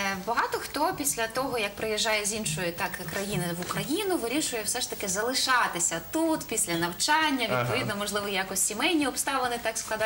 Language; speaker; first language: Ukrainian; native; Ukrainian